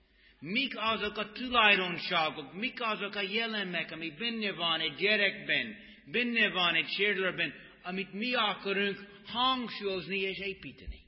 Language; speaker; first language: Hungarian; non-native, fluent; English